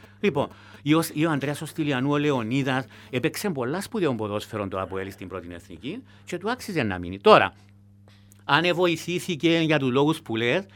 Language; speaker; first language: Greek; native; Greek